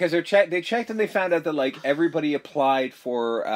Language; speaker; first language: English; native; English